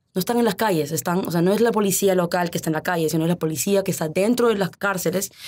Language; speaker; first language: Spanish; early bilingual, heritage; Spanish